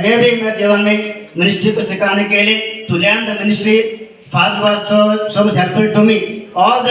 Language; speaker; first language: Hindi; non-native, local second language; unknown